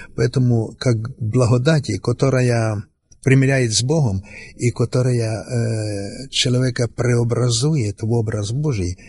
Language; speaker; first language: Russian; non-native, local second language; Rusyn